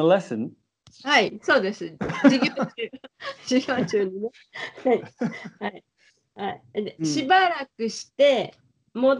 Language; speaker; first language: Japanese; non-native, learner; English